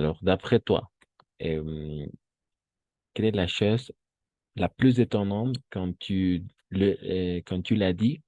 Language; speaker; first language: French; non-native, fluent; Spanish